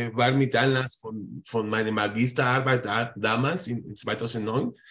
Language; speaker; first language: German; non-native, fluent; Spanish